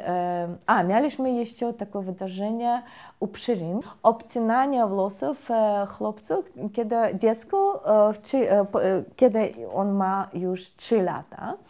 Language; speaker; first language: Polish; non-native, fluent; Russian